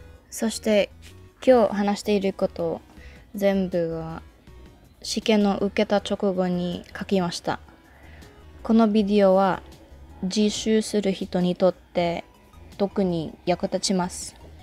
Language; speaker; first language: Japanese; non-native, learner; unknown